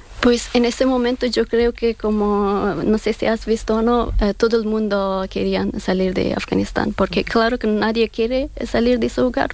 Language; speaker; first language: Spanish; non-native, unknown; Persian